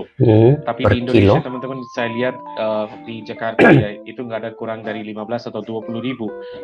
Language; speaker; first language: Indonesian; non-native, fluent; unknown